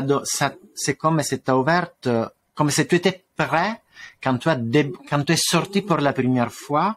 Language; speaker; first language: French; non-native, fluent; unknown